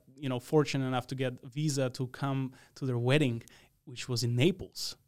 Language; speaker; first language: English; non-native, fluent; Macedonian